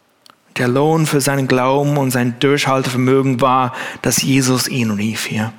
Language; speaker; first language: German; non-native, fluent; English